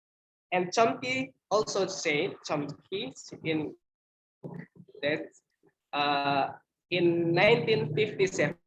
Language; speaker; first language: English; non-native, learner; Indonesian